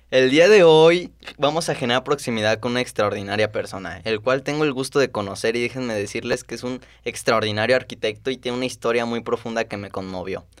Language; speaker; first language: Spanish; native; Spanish